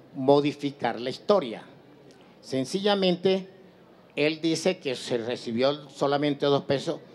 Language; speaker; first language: Spanish; native; Spanish